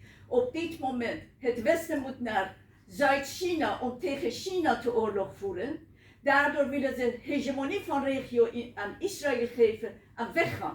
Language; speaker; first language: Dutch; non-native, learner; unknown